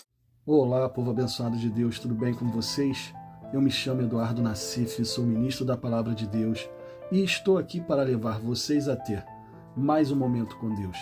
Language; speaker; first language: Portuguese; native; Portuguese